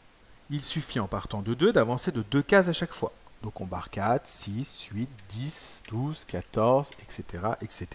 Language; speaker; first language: French; native; French